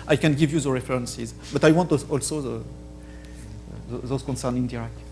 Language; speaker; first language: English; non-native, fluent; French